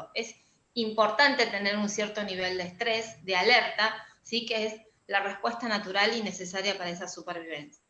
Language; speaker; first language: Spanish; native; Spanish